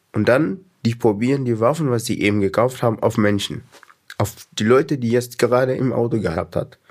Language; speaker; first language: German; non-native, fluent; Arabic